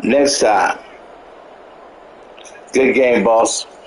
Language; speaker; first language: English; native; English